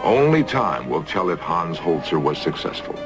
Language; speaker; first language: English; native; English